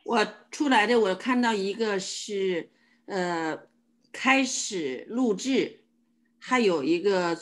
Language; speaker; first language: Chinese; native; Chinese